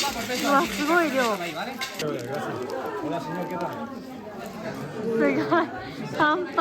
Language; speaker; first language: Japanese; native; Japanese